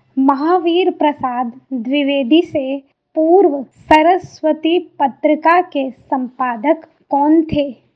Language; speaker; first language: Hindi; native; Hindi